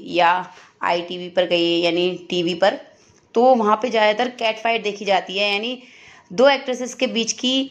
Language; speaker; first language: Hindi; native; Hindi